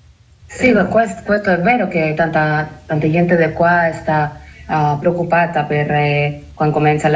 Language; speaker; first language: Italian; non-native, learner; Spanish